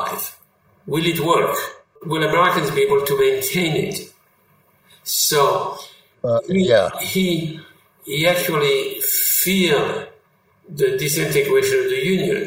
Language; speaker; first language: English; non-native, fluent; French